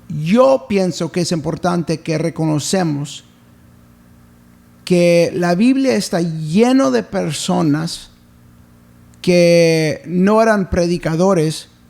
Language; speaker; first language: Spanish; early bilingual, heritage; English